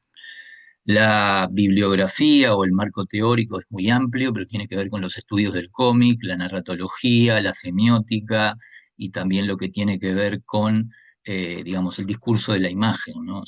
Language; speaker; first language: Spanish; native; Spanish